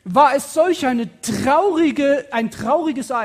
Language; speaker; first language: German; native; German